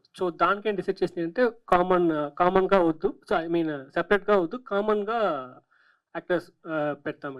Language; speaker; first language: Telugu; non-native, learner; Tamil